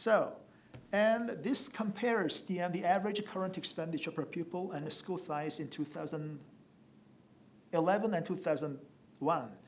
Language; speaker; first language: English; non-native, fluent; Korean